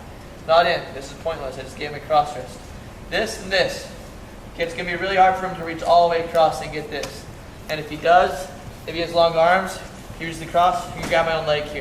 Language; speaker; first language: English; native; English